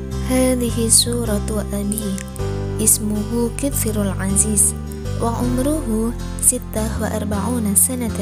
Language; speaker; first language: Arabic; non-native, learner; Indonesian